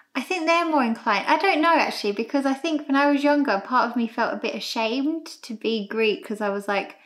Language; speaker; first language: English; native; English